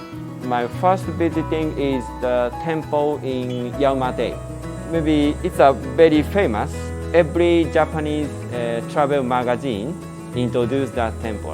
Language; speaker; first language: English; non-native, learner; Japanese